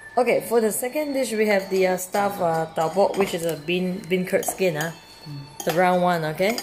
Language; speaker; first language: English; non-native, local second language; Chinese